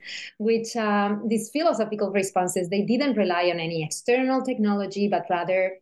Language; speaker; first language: English; non-native, fluent; Spanish